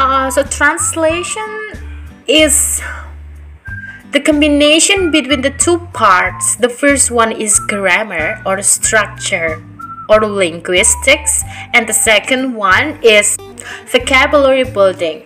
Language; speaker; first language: English; non-native, fluent; Indonesian